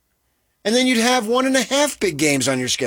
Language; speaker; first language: English; native; English